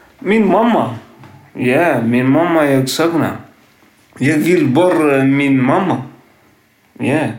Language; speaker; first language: Swedish; non-native, learner; Tigrinya